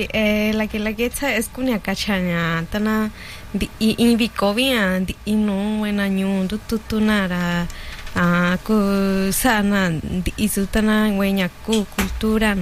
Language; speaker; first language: Spanish; native; Spanish